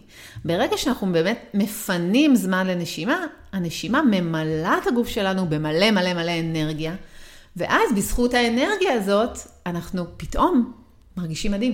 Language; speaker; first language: Hebrew; native; Hebrew